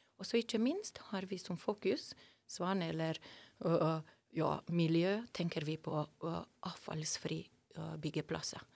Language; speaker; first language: Norwegian; non-native, fluent; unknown